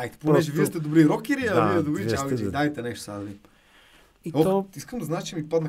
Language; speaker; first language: Bulgarian; native; Bulgarian